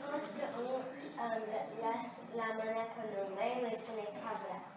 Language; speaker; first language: French; early bilingual, other home language; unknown